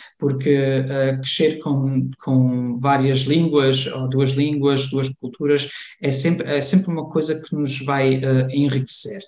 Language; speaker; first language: Portuguese; early bilingual, heritage; Portuguese